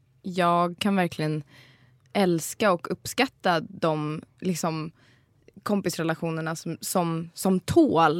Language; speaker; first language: Swedish; native; Swedish